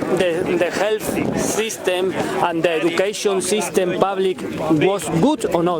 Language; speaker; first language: English; non-native, learner; Spanish